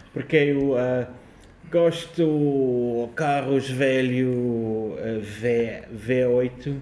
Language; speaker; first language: Portuguese; non-native, learner; Afrikaans